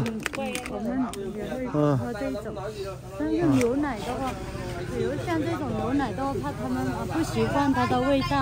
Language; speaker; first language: Chinese; non-native, fluent; Vietnamese